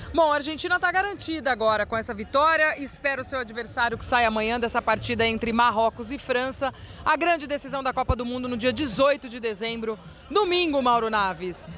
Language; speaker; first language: Portuguese; native; Portuguese